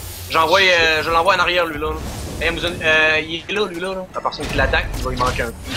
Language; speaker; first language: French; native; French